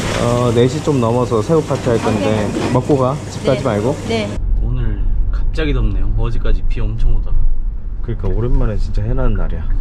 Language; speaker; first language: Korean; native; Korean